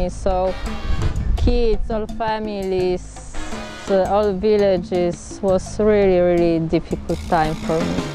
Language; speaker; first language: English; non-native, learner; Polish